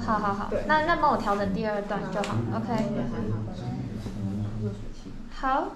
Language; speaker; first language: Chinese; native; Chinese